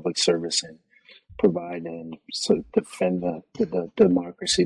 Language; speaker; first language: English; native; English